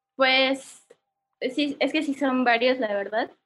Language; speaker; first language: Spanish; native; Spanish